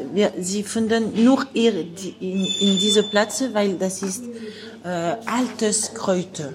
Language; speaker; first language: German; non-native, learner; French